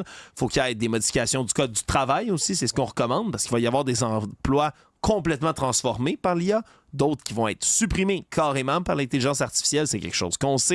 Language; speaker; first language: French; native; French